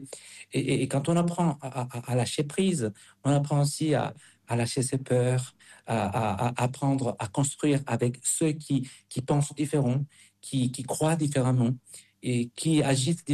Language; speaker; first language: French; non-native, fluent; Spanish